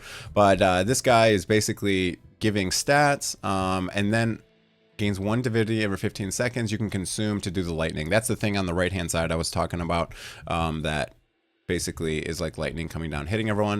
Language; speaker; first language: English; native; English